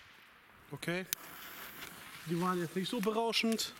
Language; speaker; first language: German; native; German